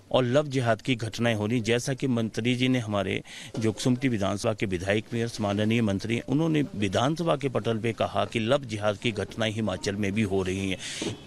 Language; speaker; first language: Hindi; native; Hindi